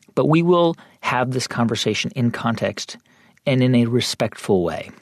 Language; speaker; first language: English; native; English